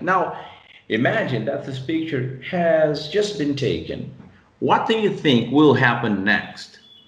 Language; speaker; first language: English; non-native, fluent; Portuguese